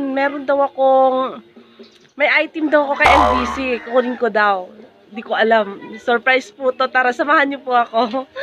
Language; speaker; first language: Filipino; non-native, local second language; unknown